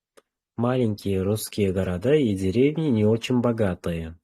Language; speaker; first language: Russian; non-native, fluent; Uzbek